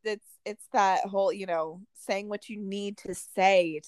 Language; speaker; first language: English; native; English